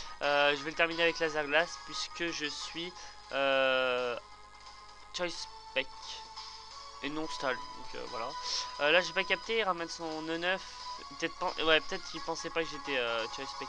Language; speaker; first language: French; native; French